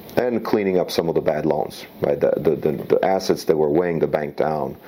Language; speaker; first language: English; early bilingual, other home language; Slovak